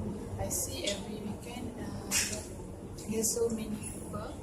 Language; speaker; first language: English; non-native, local second language; Malay